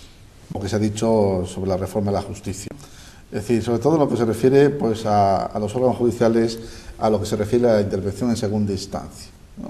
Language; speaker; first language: Spanish; native; Spanish